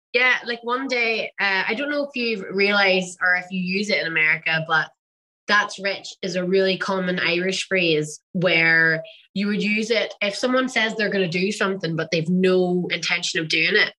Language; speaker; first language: English; native; English